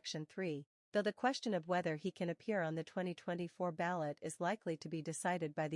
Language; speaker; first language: English; native; English